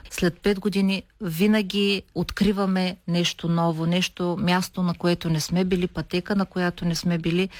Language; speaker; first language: Bulgarian; native; Bulgarian